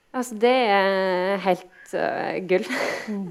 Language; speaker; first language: Norwegian; native; Norwegian